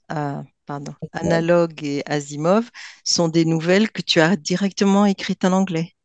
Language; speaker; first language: French; native; French